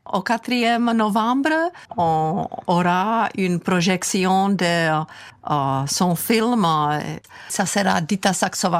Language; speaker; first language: French; non-native, fluent; Czech